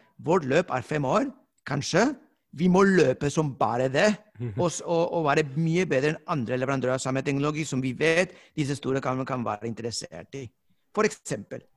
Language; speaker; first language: Norwegian; non-native, fluent; Spanish